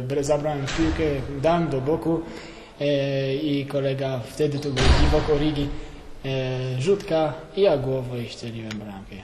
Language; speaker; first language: Polish; early bilingual, heritage; French